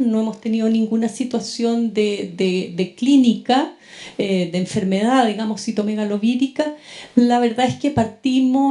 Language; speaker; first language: Spanish; native; Spanish